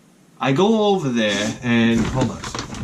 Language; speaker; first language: English; native; English